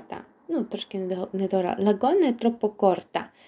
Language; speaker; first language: Italian; non-native, fluent; Ukrainian